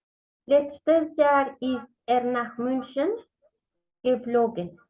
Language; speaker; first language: German; non-native, fluent; Spanish